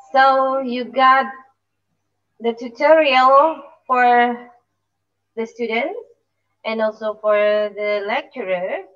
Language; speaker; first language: English; non-native, fluent; Indonesian